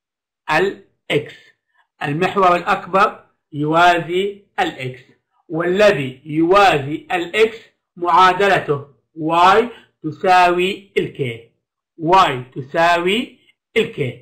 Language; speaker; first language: Arabic; native; Arabic